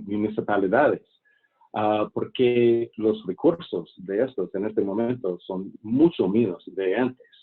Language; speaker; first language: Spanish; non-native, fluent; English